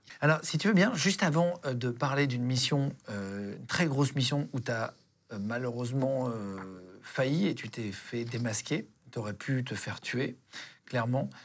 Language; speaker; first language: French; native; French